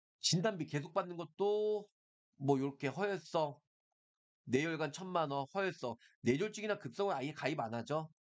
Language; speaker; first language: Korean; native; Korean